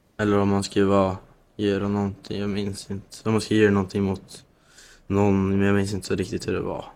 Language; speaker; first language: Swedish; native; Swedish